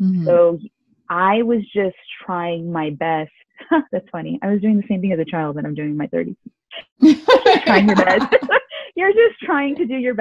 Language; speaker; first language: English; early bilingual, other home language; Urdu